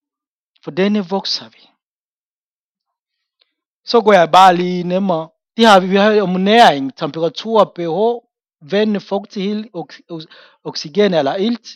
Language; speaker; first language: Danish; non-native, fluent; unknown